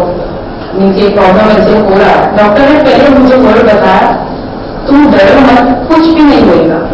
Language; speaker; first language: Hindi; non-native, local second language; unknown